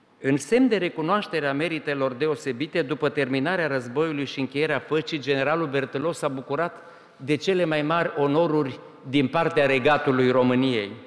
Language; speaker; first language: Romanian; native; Romanian